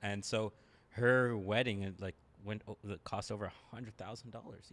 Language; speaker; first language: English; early bilingual, other home language; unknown